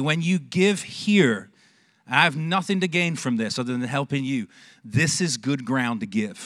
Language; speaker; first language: English; native; English